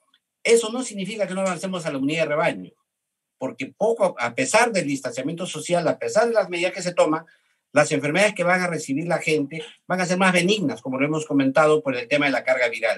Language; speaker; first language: Spanish; native; Spanish